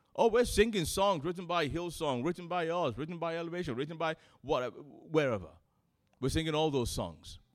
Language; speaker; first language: English; non-native, local second language; Yoruba